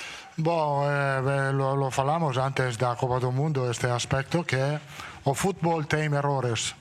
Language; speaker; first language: Portuguese; non-native, learner; Italian